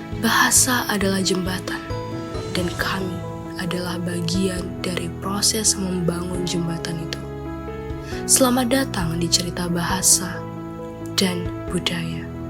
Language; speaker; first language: Indonesian; native; Indonesian